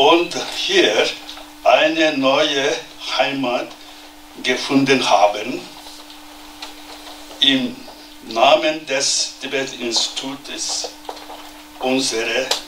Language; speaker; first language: German; non-native, learner; Tibetan